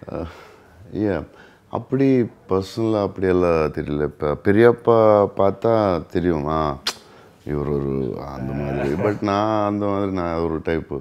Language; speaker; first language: Tamil; non-native, learner; Telugu